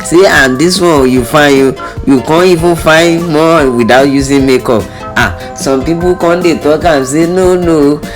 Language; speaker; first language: Nigerian Pidgin; non-native, local second language; Yoruba